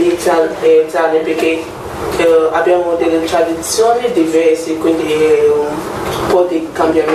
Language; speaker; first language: Italian; non-native, learner; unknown